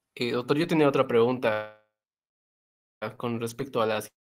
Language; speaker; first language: Spanish; native; Spanish